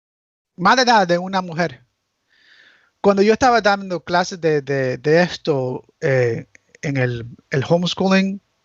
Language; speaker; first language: Spanish; early bilingual, heritage; Spanish